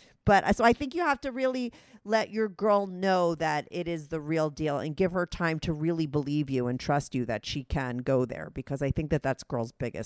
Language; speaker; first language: English; native; English